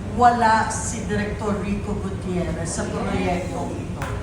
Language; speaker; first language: Filipino; native; Filipino